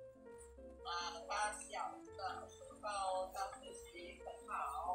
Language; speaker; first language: Chinese; non-native, learner; Vietnamese